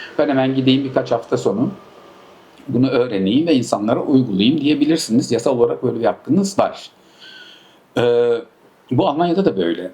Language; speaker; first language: Turkish; early bilingual, heritage; Turkish